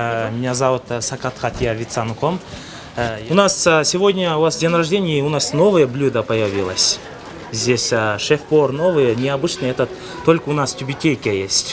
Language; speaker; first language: Russian; non-native, local second language; Kyrgyz